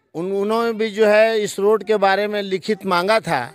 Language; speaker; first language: Hindi; native; Hindi